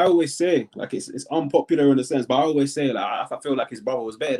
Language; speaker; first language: English; native; English